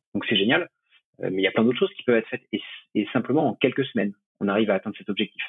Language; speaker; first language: French; native; French